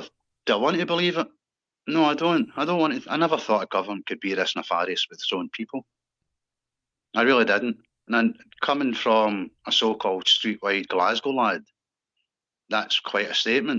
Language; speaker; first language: English; native; English